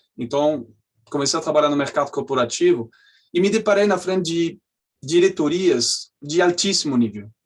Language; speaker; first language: Portuguese; non-native, fluent; French